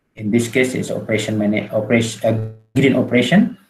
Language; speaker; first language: English; non-native, learner; Indonesian